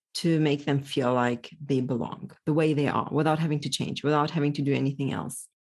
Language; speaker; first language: English; early bilingual, other home language; Polish